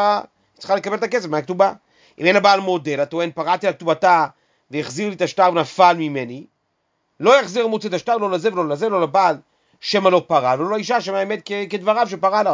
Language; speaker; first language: Hebrew; native; Hebrew